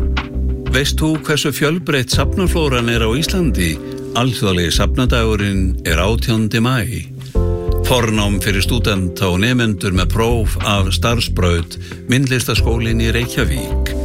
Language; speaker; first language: Icelandic; native; Icelandic